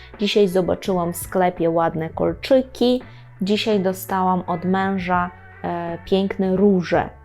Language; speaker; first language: Polish; non-native, fluent; Ukrainian